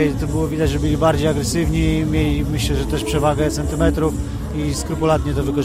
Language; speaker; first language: Polish; native; Polish